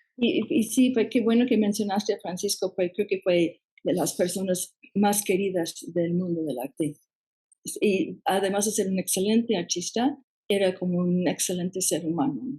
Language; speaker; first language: Spanish; non-native, fluent; English